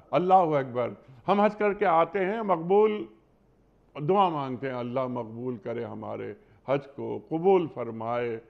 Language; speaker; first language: Urdu; native; Urdu